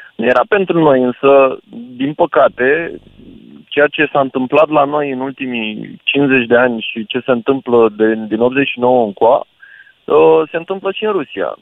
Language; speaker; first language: Romanian; native; Romanian